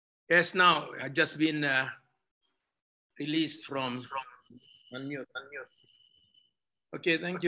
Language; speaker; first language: English; non-native, fluent; Indonesian